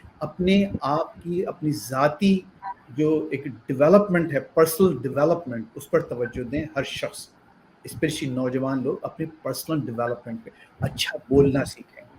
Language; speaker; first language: Urdu; native; Urdu